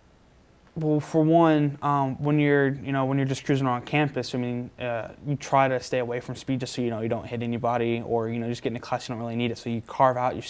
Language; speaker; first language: English; native; English